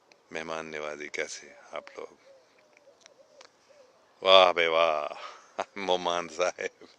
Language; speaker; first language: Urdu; non-native, fluent; English